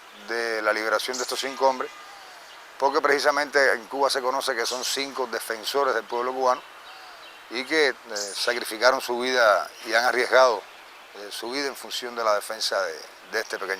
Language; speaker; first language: Spanish; native; Spanish